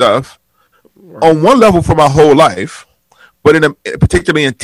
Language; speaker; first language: English; native; English